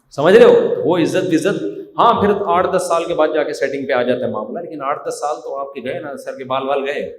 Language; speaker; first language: Urdu; native; Urdu